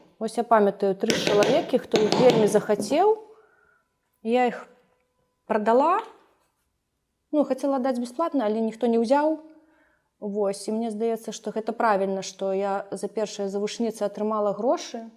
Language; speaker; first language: Belarusian; non-native, local second language; Russian